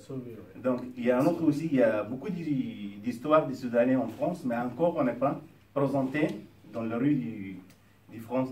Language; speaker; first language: French; non-native, learner; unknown